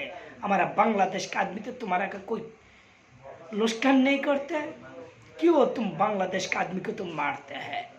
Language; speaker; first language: Hindi; non-native, learner; Bangla